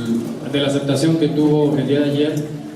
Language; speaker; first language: Spanish; native; Spanish